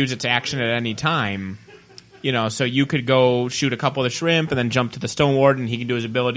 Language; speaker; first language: English; native; English